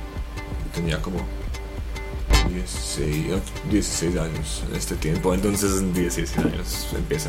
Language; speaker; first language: Spanish; non-native, fluent; Slovak